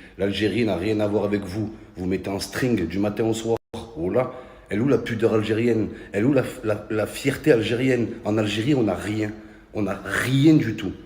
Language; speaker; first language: French; early bilingual, other home language; Arabic